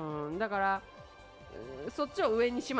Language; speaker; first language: Japanese; native; Japanese